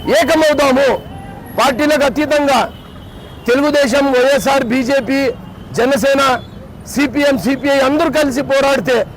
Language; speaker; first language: Telugu; native; Telugu